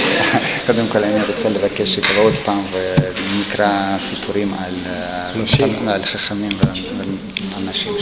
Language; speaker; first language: Hebrew; non-native, fluent; Russian